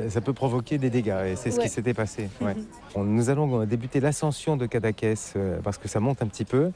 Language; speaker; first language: French; native; French